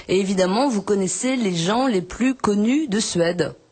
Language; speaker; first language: French; native; French